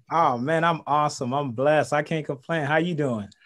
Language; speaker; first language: English; early bilingual, other home language; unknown